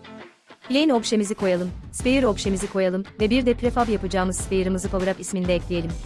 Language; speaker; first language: Turkish; native; Turkish